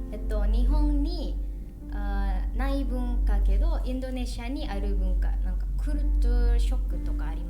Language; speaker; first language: Japanese; non-native, learner; Indonesian